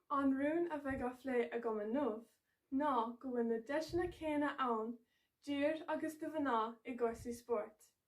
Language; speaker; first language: Irish; non-native, local second language; English